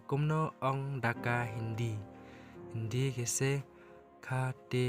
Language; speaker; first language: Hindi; non-native, local second language; Khasi